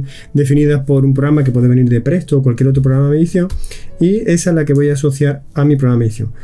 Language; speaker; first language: Spanish; native; Spanish